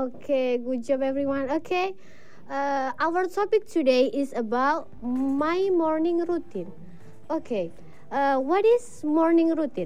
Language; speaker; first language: English; non-native, learner; Indonesian